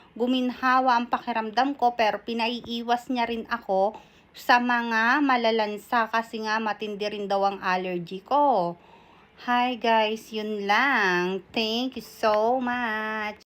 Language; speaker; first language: Filipino; non-native, local second language; Bikol